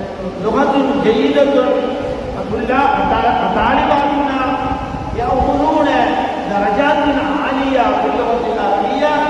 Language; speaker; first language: Arabic; non-native, learner; Tamil